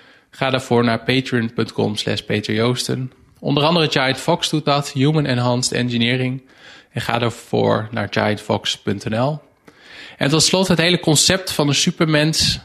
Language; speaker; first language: Dutch; native; Dutch